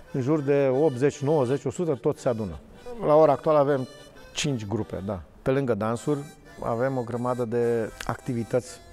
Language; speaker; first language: Romanian; non-native, local second language; Bulgarian